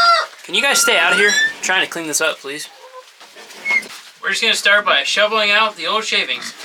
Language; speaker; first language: English; native; English